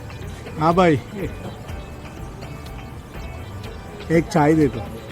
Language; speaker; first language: Hindi; non-native, local second language; Sinhala